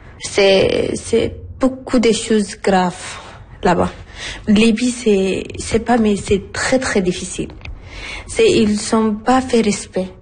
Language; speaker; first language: French; non-native, learner; Arabic